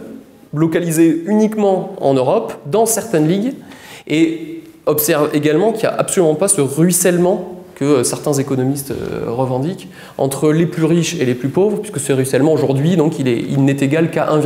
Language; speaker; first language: French; native; French